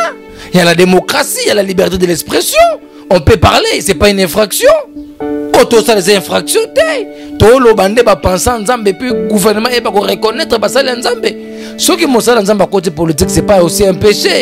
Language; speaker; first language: French; non-native, local second language; Lingala